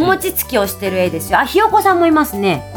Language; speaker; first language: Japanese; native; Japanese